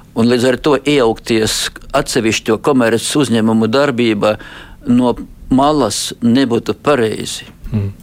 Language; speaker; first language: Latvian; non-native, local second language; Russian